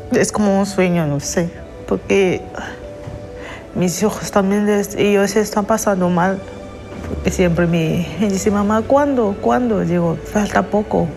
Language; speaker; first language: Spanish; non-native, learner; French